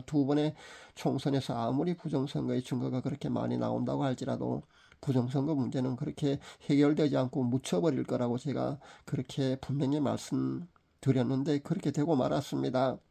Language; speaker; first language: Korean; native; Korean